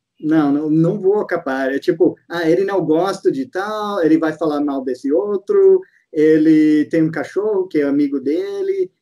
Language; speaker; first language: Portuguese; non-native, fluent; English